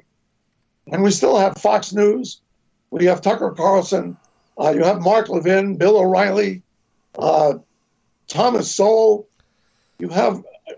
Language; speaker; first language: English; native; English